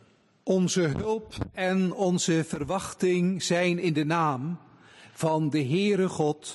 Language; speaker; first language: Dutch; native; Dutch